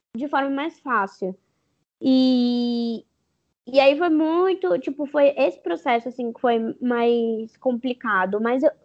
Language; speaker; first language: Portuguese; native; Portuguese